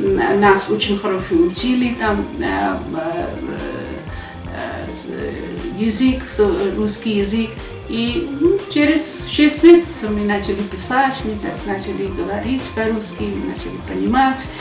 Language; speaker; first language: Russian; non-native, fluent; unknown